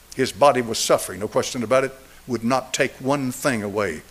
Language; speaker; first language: English; native; English